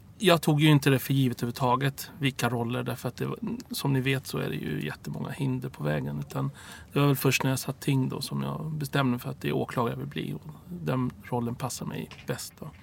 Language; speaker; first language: Swedish; early bilingual, other home language; Arabic